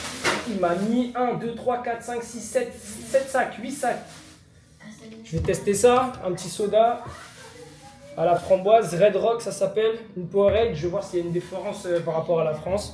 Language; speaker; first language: French; native; French